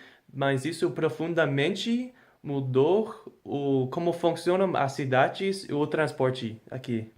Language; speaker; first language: Portuguese; non-native, fluent; English